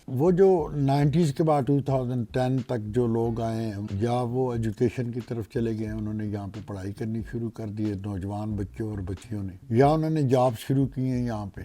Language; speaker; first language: Urdu; non-native, local second language; Punjabi